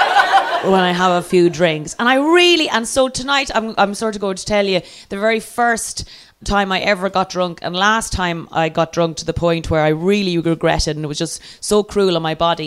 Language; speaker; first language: English; native; English